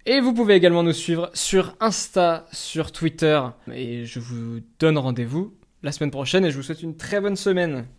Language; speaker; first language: French; native; French